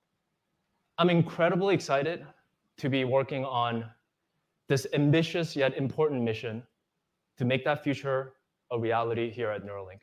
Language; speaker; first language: English; non-native, fluent; Korean